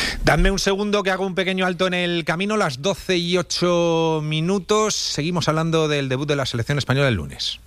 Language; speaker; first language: Spanish; native; Spanish